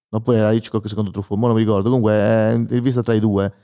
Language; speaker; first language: Italian; native; Italian